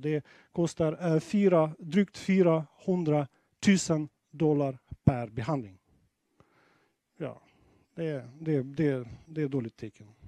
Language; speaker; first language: Swedish; non-native, fluent; Russian